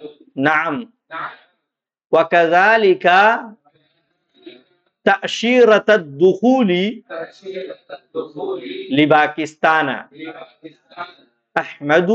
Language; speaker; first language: Arabic; non-native, fluent; Urdu